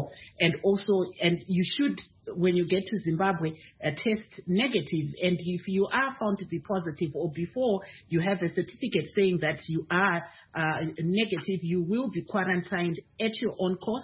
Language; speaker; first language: English; non-native, local second language; Shona